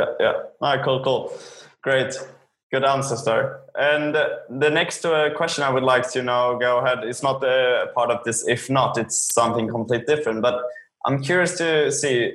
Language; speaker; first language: English; non-native, fluent; Swedish